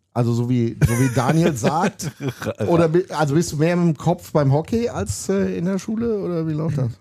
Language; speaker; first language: German; native; German